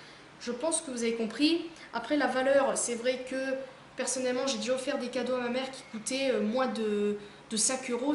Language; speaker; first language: French; native; French